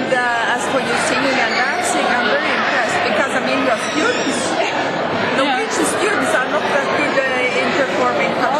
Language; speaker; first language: English; non-native, fluent; Norwegian